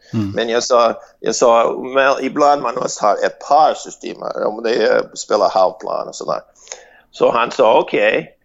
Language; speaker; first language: Swedish; non-native, fluent; English